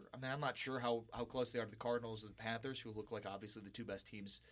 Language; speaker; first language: English; native; English